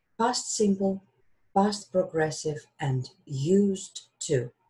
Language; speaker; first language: English; non-native, fluent; Greek